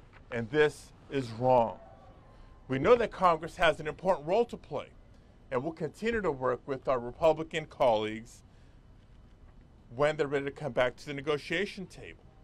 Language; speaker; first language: English; early bilingual, other home language; Spanish